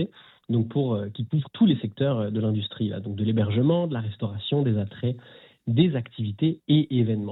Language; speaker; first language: French; native; French